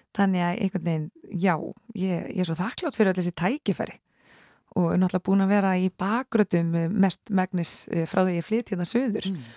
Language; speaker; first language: Icelandic; native; Icelandic